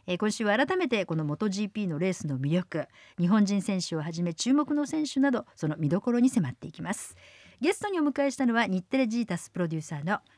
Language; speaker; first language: Japanese; native; Japanese